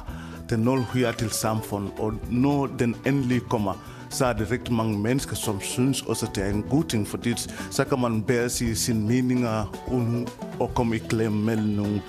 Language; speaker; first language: Danish; non-native, fluent; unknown